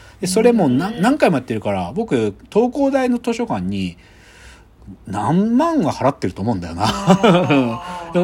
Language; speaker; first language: Japanese; native; Japanese